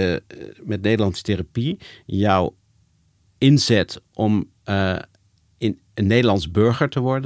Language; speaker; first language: Dutch; native; Dutch